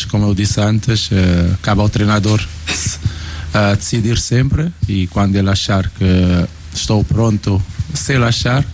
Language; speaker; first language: Portuguese; non-native, local second language; Kabuverdianu